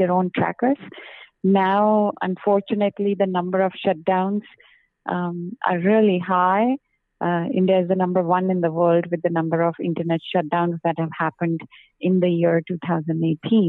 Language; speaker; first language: English; non-native, local second language; Hindi